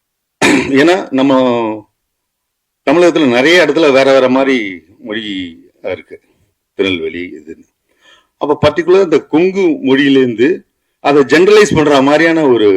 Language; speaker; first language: Tamil; native; Tamil